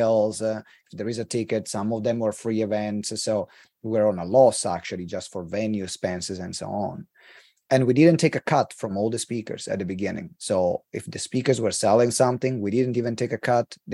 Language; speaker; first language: English; non-native, fluent; Italian